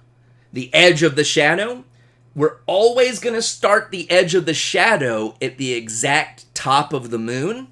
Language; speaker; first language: English; native; English